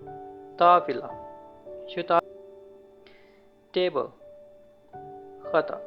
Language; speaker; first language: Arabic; non-native, learner; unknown